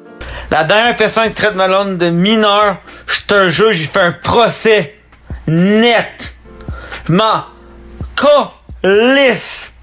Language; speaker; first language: French; native; French